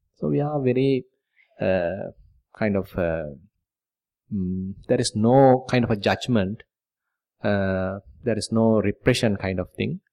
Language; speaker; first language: English; non-native, local second language; Sinhala